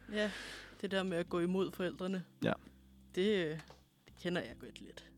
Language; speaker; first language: Danish; native; Danish